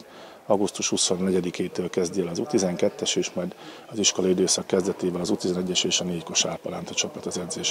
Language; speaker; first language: Hungarian; native; Hungarian